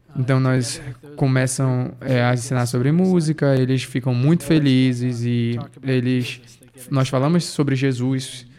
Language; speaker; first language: Portuguese; non-native, fluent; English